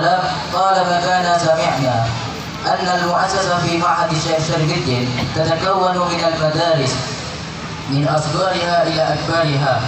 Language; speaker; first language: Arabic; non-native, learner; Indonesian